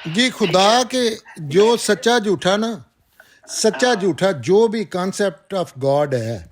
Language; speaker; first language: Urdu; non-native, local second language; Punjabi